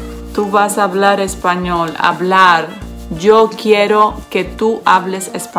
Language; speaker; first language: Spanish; non-native, fluent; Polish